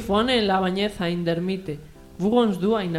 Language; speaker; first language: German; non-native, learner; Spanish